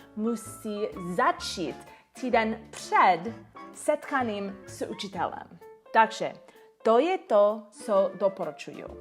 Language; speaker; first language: Czech; non-native, learner; English